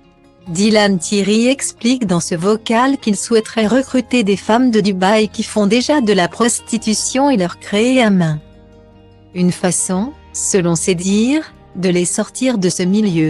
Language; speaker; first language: French; native; French